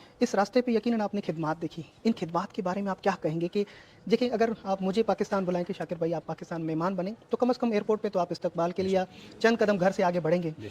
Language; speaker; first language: Urdu; native; Urdu